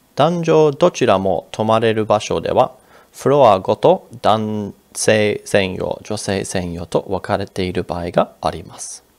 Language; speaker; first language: Japanese; non-native, fluent; English